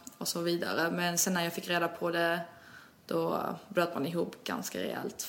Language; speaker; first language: Swedish; early bilingual, other home language; Albanian